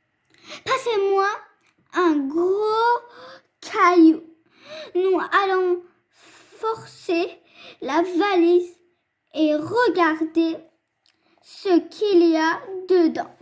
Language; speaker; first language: French; non-native, fluent; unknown